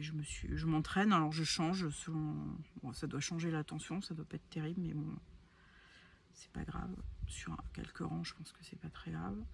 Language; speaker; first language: French; native; French